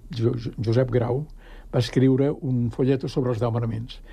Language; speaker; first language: Catalan; native; Catalan